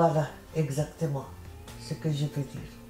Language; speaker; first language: French; non-native, learner; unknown